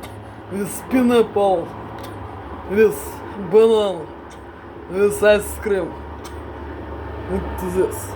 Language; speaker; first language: English; non-native, learner; Russian